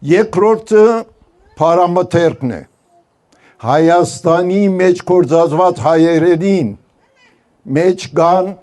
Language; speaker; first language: Armenian; non-native, local second language; Turkish